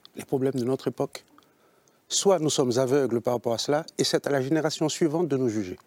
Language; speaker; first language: French; native; French